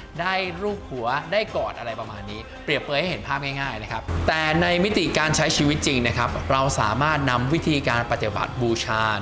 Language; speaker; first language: Thai; native; Thai